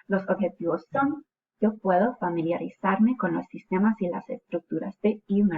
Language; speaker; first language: Spanish; non-native, fluent; English